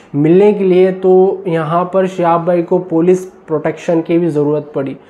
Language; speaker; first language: Hindi; non-native, local second language; Urdu